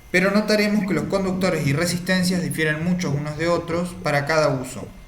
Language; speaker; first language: Spanish; native; Spanish